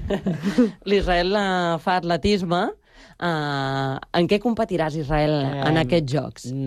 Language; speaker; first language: Catalan; native; Catalan